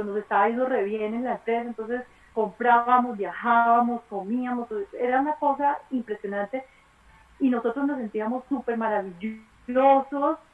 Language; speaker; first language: Spanish; native; Spanish